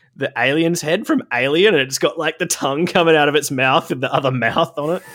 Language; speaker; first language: English; native; English